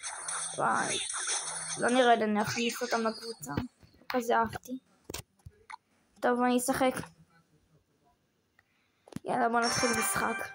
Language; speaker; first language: Hebrew; native; Hebrew